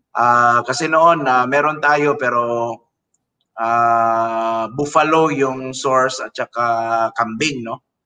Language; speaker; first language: Filipino; non-native, local second language; Cebuano